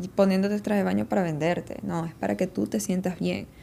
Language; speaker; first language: Spanish; early bilingual, heritage; Spanish